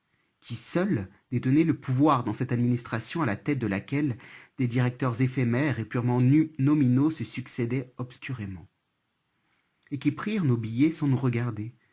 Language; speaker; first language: French; native; French